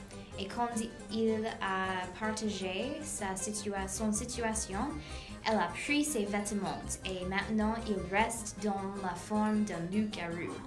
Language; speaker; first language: French; non-native, learner; English